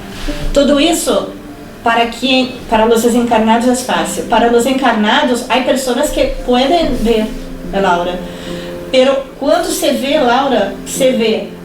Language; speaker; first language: Spanish; non-native, fluent; Portuguese